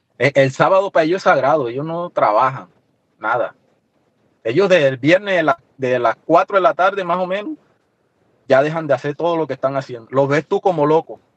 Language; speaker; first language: Spanish; native; Spanish